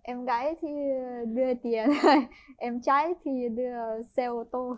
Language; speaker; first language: Vietnamese; non-native, fluent; Ukrainian